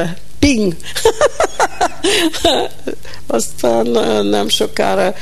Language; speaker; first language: Hungarian; early bilingual, heritage; Hungarian